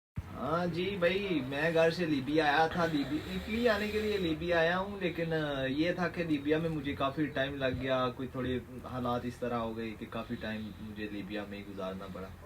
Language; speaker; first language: Urdu; non-native, local second language; Punjabi